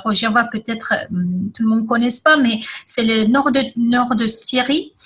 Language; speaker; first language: French; non-native, fluent; Kurdish